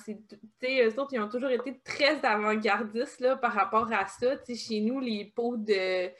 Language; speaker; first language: French; native; French